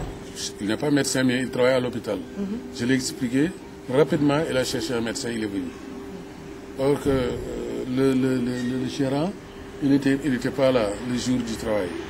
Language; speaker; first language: French; non-native, learner; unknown